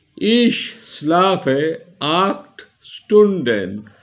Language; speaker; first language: German; non-native, learner; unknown